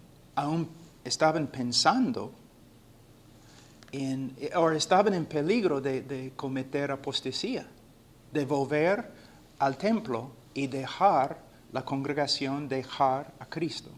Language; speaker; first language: Spanish; non-native, fluent; English